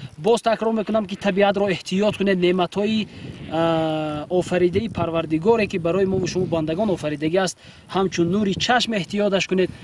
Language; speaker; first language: Tajik; native; Tajik